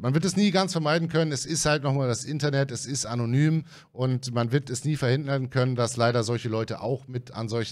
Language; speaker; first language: German; native; German